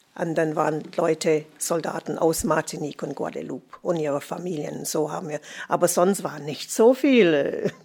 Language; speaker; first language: German; non-native, fluent; English